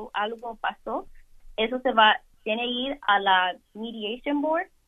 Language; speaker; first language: Spanish; early bilingual, heritage; Spanish